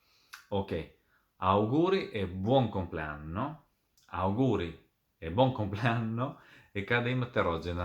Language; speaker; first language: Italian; non-native, fluent; Serbian